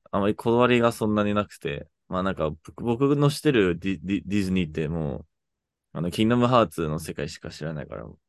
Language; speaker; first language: Japanese; non-native, fluent; English